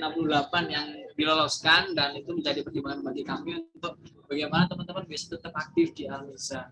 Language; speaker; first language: Indonesian; native; Indonesian